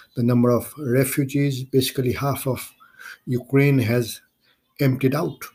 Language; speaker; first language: English; non-native, local second language; Maithili